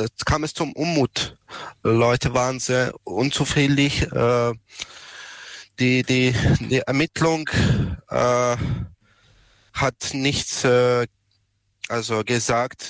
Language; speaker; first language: German; non-native, learner; Serbian